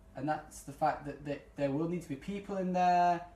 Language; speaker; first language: English; native; English